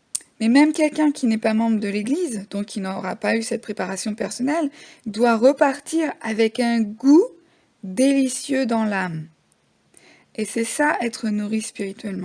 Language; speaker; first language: French; native; French